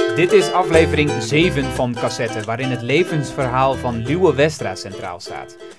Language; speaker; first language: Dutch; native; Dutch